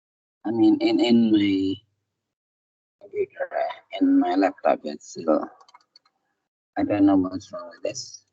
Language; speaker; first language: English; non-native, fluent; Indonesian